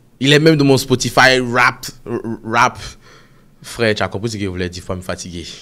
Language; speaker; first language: French; native; French